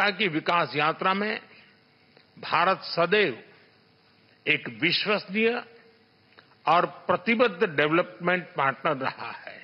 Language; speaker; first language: Hindi; native; Hindi